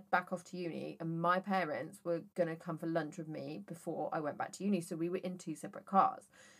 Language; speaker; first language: English; native; English